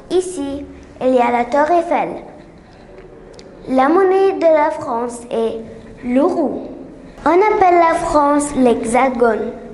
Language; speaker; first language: French; non-native, learner; Arabic